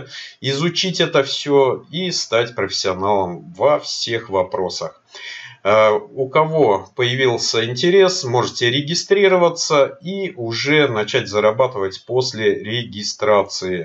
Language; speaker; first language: Russian; native; Russian